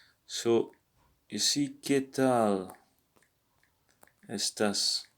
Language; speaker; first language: Spanish; non-native, learner; English